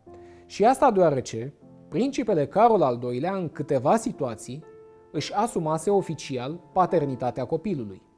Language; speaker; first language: Romanian; native; Romanian